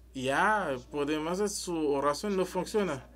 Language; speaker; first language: Spanish; non-native, learner; French